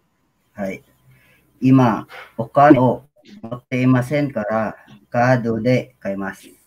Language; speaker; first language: Japanese; non-native, learner; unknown